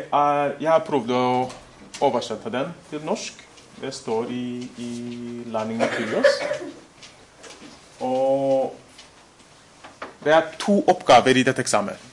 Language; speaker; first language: Norwegian; non-native, fluent; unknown